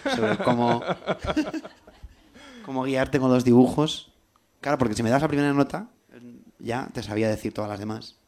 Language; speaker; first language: Spanish; native; Spanish